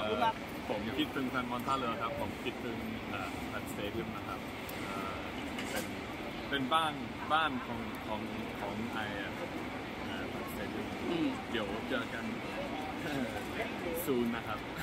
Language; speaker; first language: Thai; non-native, learner; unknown